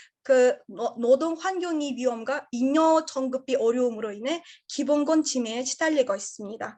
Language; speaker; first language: Korean; non-native, learner; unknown